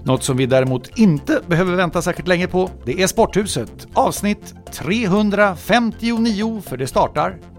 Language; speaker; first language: Swedish; native; Swedish